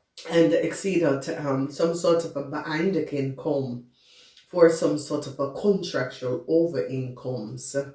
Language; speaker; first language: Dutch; non-native, learner; English